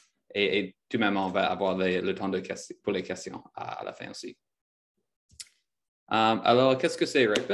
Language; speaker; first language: French; non-native, fluent; English